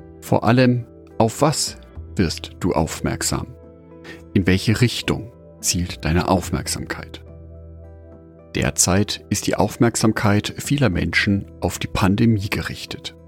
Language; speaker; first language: German; native; German